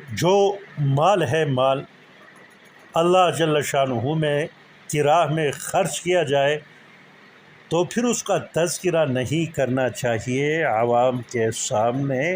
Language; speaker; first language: Urdu; non-native, local second language; Pashto